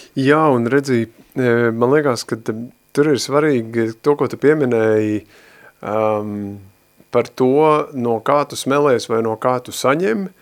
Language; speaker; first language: Latvian; native; Latvian